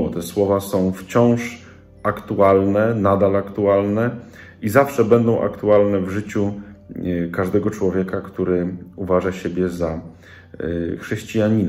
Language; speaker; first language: Polish; native; Polish